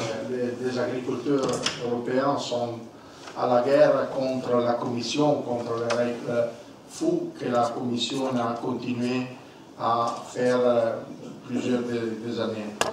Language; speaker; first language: French; non-native, learner; Italian